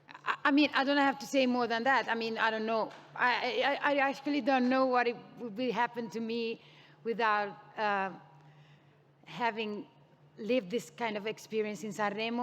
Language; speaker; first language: English; non-native, fluent; Italian